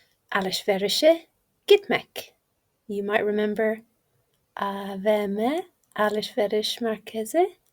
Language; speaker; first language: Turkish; non-native, learner; English